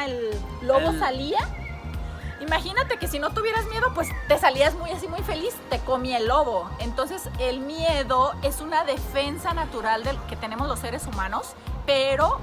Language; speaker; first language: Spanish; native; Spanish